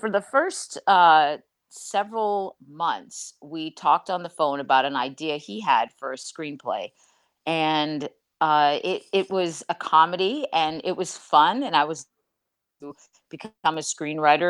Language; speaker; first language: English; native; English